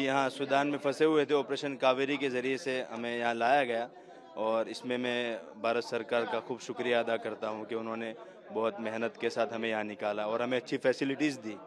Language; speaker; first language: Hindi; native; Hindi